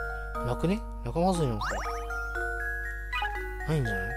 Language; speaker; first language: Japanese; native; Japanese